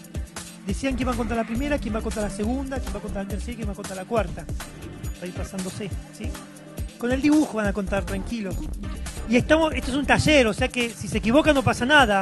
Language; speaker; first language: Spanish; native; Spanish